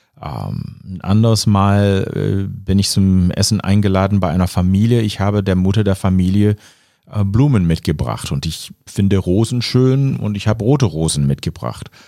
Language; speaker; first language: German; non-native, fluent; English